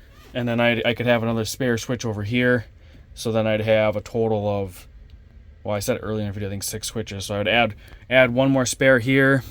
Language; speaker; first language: English; native; English